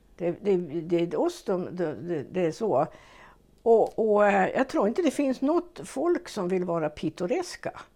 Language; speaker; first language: Swedish; native; Swedish